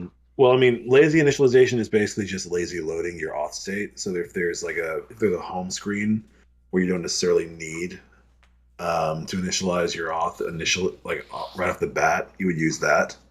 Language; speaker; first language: English; native; English